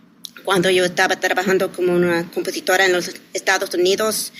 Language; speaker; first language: Spanish; early bilingual, heritage; English